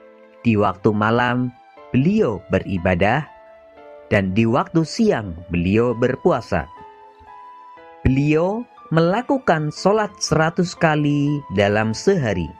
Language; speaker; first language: Indonesian; native; Indonesian